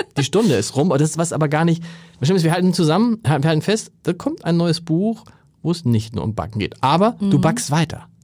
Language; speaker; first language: German; native; German